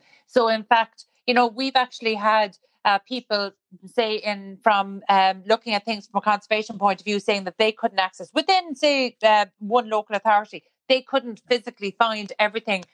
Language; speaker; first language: English; native; English